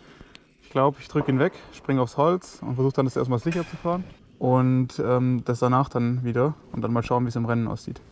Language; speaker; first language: German; native; German